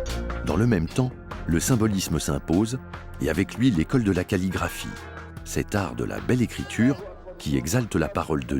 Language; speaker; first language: French; native; French